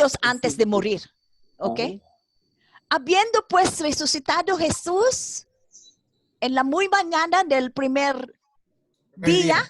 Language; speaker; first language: Spanish; non-native, fluent; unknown